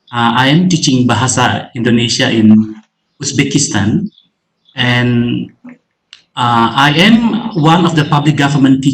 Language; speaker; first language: English; non-native, fluent; Indonesian